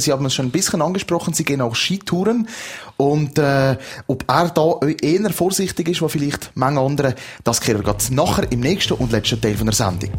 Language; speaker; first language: German; native; German